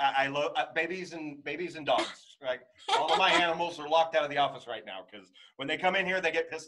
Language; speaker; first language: English; native; English